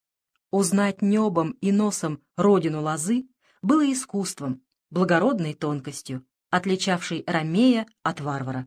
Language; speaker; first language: Russian; native; Russian